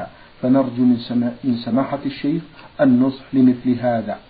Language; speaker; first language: Arabic; native; Arabic